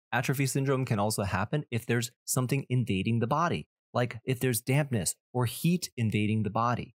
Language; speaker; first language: English; early bilingual, other home language; Chinese